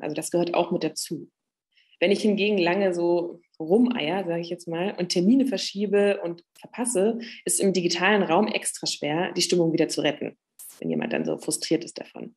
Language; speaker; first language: German; native; German